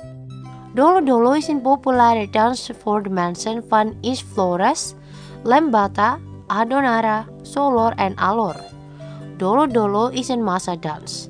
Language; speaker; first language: Dutch; non-native, fluent; Indonesian